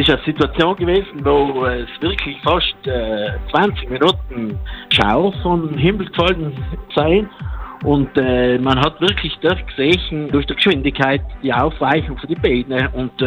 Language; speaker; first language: German; native; German